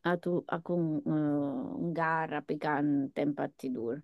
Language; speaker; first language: Indonesian; non-native, learner; English